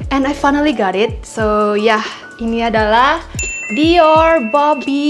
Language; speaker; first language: Indonesian; native; Indonesian